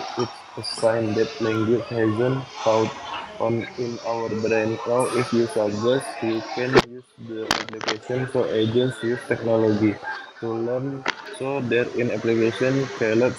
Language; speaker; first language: English; non-native, learner; Indonesian